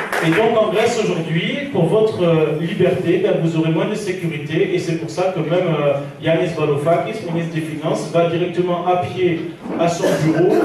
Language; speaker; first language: French; native; French